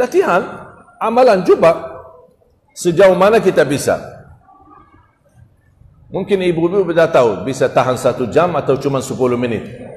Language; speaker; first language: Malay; non-native, fluent; Arabic